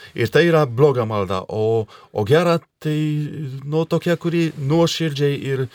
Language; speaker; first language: Lithuanian; non-native, fluent; Polish